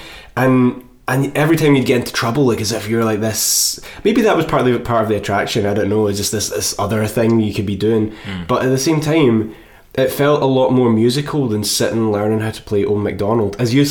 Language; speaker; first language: English; native; English